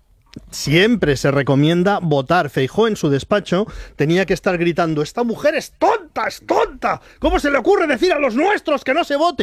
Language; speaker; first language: Spanish; native; Spanish